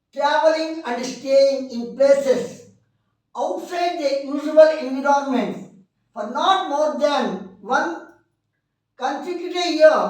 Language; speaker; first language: English; non-native, local second language; Telugu